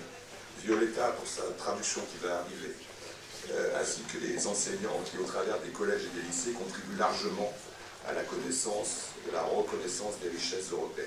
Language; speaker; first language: French; native; French